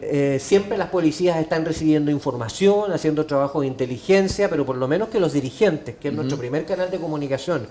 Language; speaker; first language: Spanish; native; Spanish